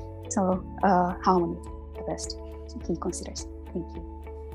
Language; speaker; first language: English; non-native, fluent; Japanese